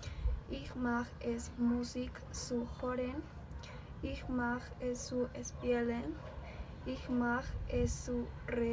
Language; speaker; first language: German; non-native, learner; Spanish